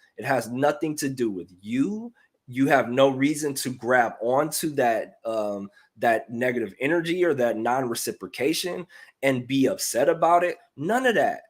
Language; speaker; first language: English; native; English